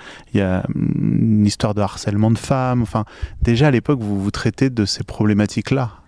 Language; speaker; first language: French; native; French